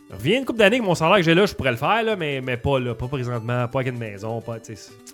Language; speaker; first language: French; native; French